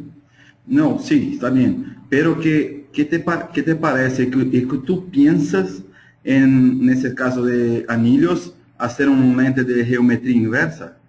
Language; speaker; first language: Spanish; non-native, fluent; Portuguese